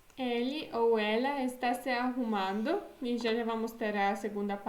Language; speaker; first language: Portuguese; non-native, fluent; Polish